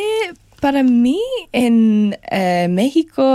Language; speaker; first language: Spanish; non-native, learner; English